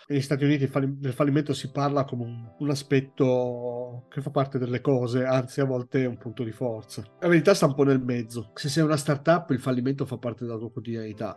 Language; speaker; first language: Italian; native; Italian